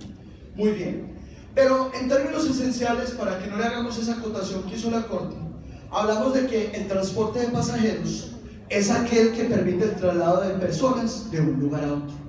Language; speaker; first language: Spanish; native; Spanish